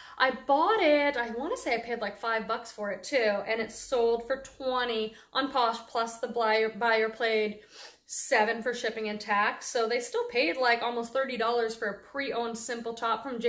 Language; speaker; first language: English; native; English